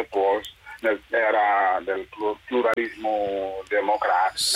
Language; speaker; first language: Italian; non-native, fluent; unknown